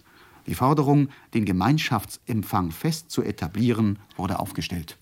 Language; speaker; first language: German; native; German